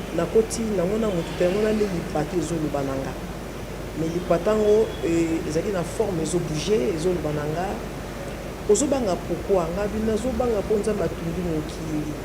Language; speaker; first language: Lingala; native; Lingala